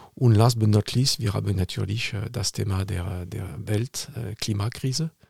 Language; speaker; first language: German; non-native, fluent; French